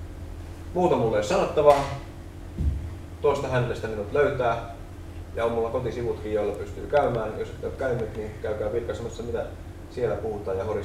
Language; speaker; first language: Finnish; native; Finnish